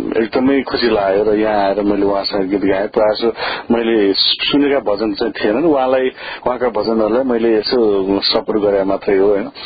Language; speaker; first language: Nepali; native; Nepali